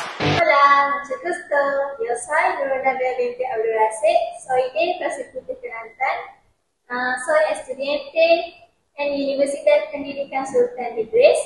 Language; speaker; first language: Spanish; non-native, learner; Malay